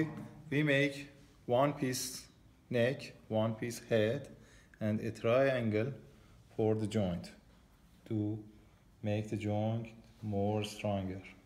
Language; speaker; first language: English; non-native, learner; Persian